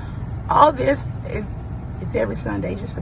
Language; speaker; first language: English; native; English